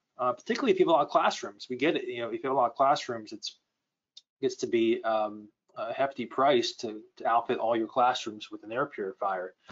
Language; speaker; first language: English; native; English